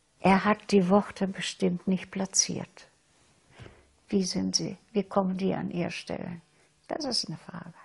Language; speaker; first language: German; non-native, fluent; Russian